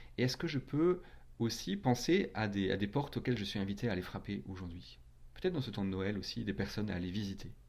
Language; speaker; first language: French; native; French